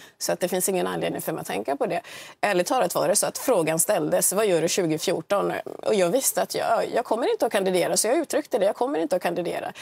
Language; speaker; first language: Swedish; early bilingual, other home language; Swahili